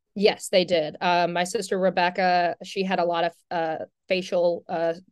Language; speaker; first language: English; native; English